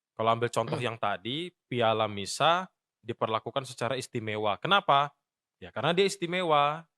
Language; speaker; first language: Indonesian; native; Indonesian